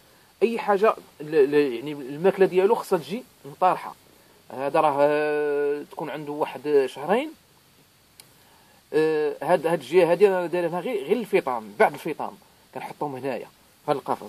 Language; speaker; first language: Arabic; native; Arabic